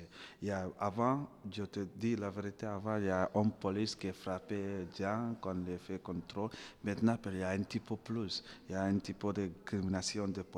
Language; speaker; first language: French; non-native, learner; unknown